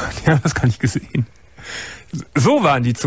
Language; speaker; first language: German; native; German